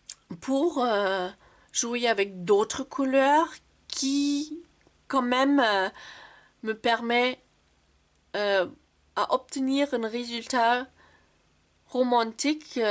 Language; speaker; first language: French; non-native, fluent; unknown